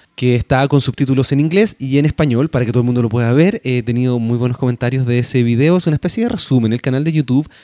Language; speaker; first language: Spanish; native; Spanish